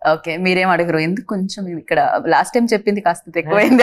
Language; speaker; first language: Telugu; native; Telugu